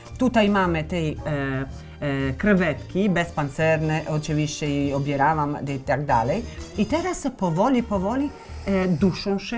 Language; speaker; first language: Polish; non-native, learner; Italian